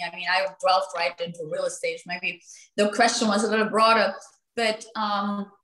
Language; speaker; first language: English; non-native, fluent; German